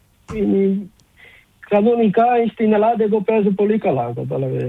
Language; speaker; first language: Greek; non-native, learner; Portuguese